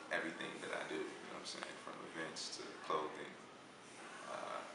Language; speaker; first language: English; native; English